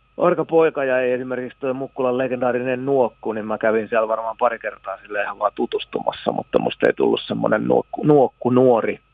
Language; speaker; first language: Finnish; native; Finnish